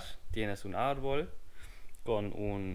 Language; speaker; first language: Spanish; non-native, learner; German